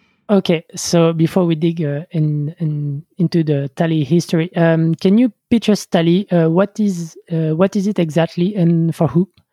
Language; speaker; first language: English; non-native, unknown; French